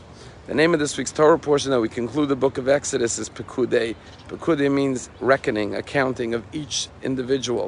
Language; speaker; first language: English; native; English